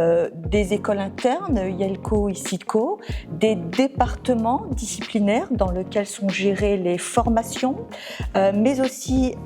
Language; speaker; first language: French; native; French